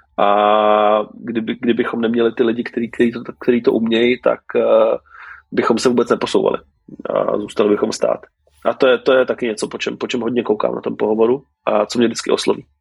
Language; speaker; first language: Czech; native; Czech